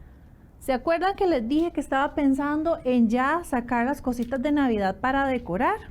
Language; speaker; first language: Spanish; native; Spanish